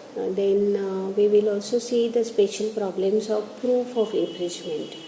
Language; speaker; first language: English; non-native, local second language; Gujarati